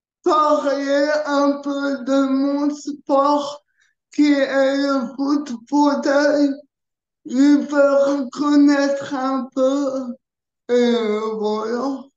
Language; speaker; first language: French; early bilingual, other home language; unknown